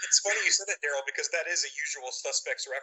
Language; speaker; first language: English; native; English